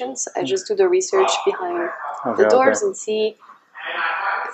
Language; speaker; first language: English; non-native, fluent; French